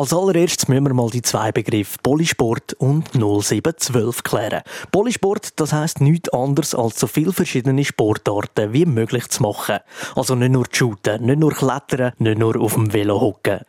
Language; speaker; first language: German; native; German